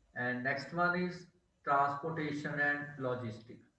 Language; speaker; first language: English; non-native, local second language; Punjabi